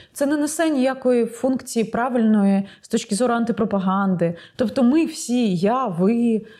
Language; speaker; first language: Ukrainian; non-native, local second language; Russian